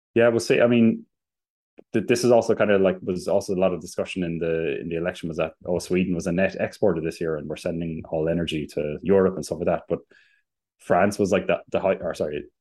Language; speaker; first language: English; native; English